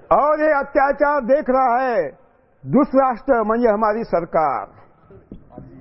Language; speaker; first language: Hindi; non-native, local second language; Marathi